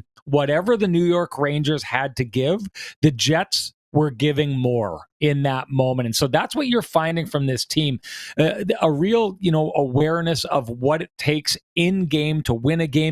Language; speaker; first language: English; native; English